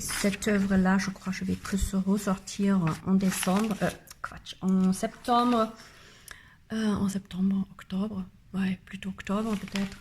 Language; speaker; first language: French; non-native, learner; German